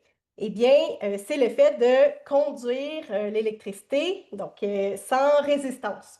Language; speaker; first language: French; native; French